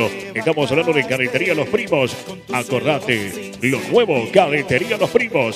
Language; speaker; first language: Spanish; native; Spanish